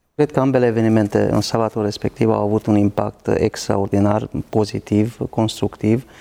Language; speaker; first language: Romanian; non-native, local second language; Hungarian